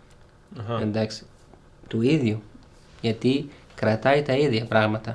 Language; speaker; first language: Greek; non-native, learner; Arabic